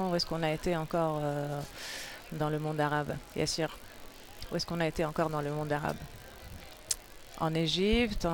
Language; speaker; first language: French; non-native, local second language; Arabic